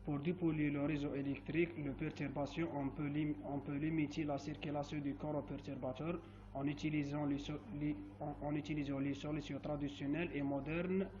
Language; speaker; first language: French; non-native, local second language; Arabic